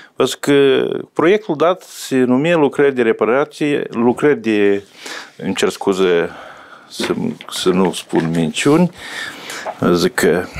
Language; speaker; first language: Romanian; native; Romanian